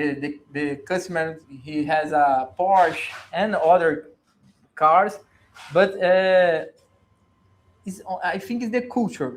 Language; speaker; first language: English; non-native, learner; Portuguese